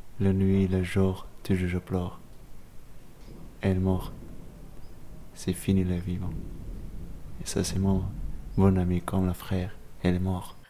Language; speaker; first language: French; non-native, learner; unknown